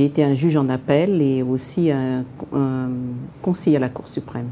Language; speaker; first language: French; non-native, local second language; Malagasy